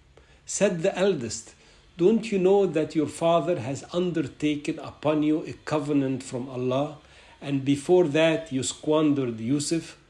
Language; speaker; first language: English; non-native, fluent; Arabic